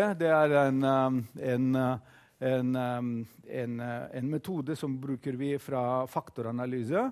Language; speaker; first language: Norwegian; non-native, fluent; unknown